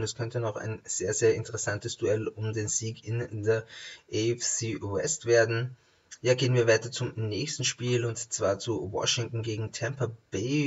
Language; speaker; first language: German; native; German